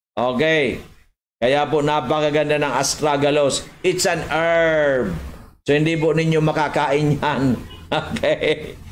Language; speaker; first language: Filipino; native; Filipino